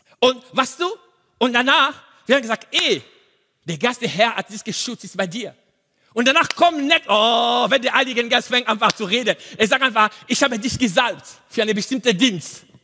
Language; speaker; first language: German; non-native, learner; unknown